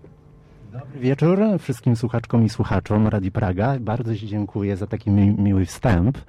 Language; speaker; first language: Polish; early bilingual, heritage; Polish